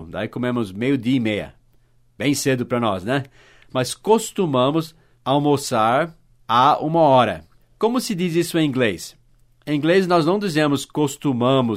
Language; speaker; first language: Portuguese; non-native, fluent; English